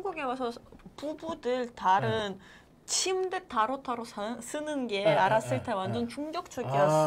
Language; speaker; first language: Korean; non-native, fluent; Russian